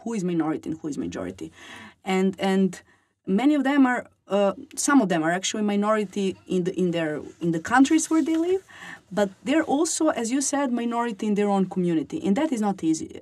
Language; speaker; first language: English; non-native, fluent; Serbian